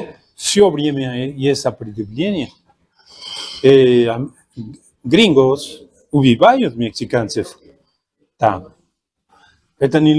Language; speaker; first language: Russian; non-native, fluent; Spanish